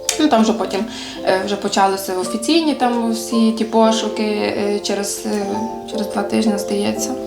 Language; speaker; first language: Ukrainian; native; Ukrainian